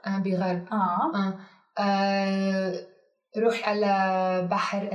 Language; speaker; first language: Arabic; non-native, learner; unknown